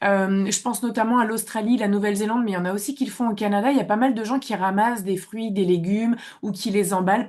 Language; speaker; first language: French; native; French